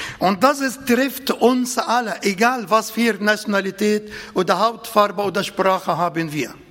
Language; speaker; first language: German; non-native, fluent; Arabic